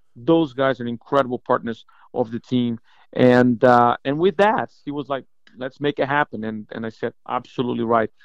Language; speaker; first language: English; non-native, fluent; Portuguese